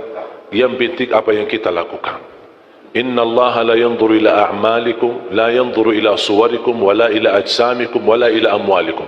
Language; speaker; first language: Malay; non-native, fluent; Arabic